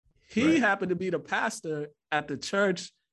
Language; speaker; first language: English; early bilingual, other home language; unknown